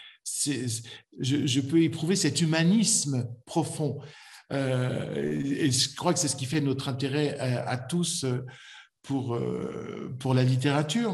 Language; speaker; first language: French; native; French